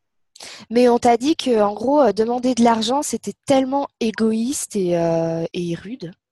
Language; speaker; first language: French; native; French